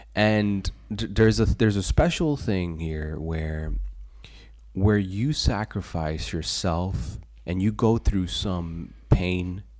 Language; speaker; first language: English; early bilingual, other home language; Spanish